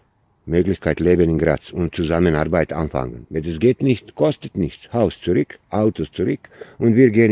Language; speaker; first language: German; non-native, learner; Croatian